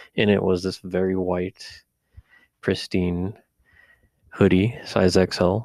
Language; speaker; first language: English; early bilingual, other home language; Spanish